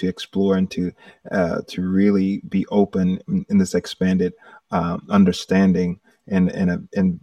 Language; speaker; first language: English; native; English